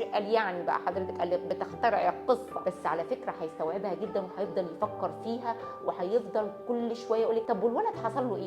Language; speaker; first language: Arabic; native; Arabic